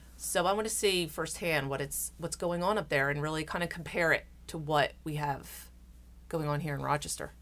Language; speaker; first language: English; native; English